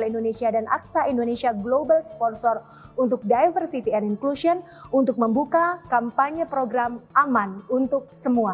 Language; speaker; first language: Indonesian; native; Indonesian